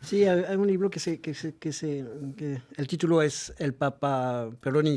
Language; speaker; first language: Spanish; non-native, fluent; French